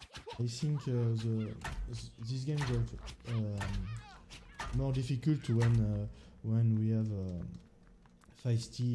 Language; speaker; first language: English; non-native, learner; French